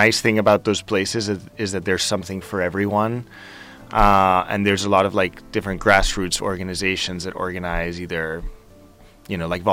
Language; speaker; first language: English; non-native, fluent; Spanish